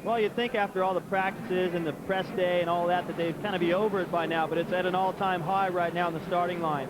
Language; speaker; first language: English; native; English